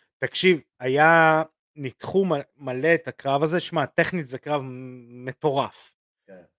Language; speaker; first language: Hebrew; early bilingual, other home language; Russian